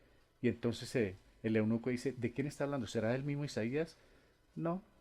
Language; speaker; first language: Spanish; native; Spanish